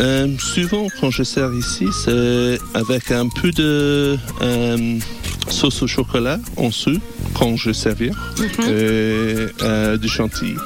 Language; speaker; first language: French; non-native, learner; English